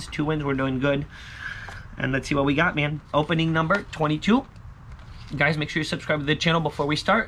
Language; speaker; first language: English; native; English